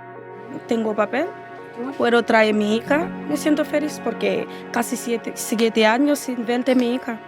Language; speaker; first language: Spanish; non-native, learner; Haitian Creole